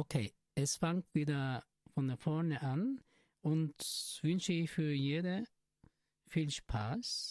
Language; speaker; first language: German; non-native, learner; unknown